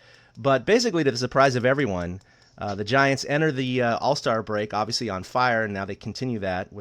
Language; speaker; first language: English; native; English